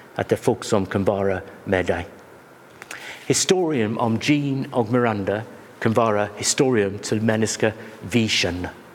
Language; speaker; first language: Norwegian; non-native, fluent; English